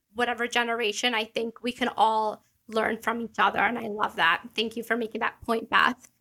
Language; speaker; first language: English; early bilingual, other home language; Italian